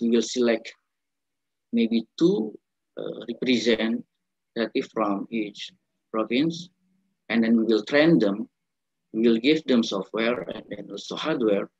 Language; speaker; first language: English; non-native, learner; Indonesian